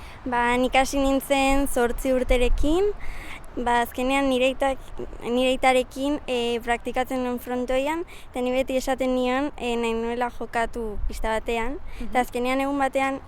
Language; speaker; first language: Basque; non-native, local second language; Spanish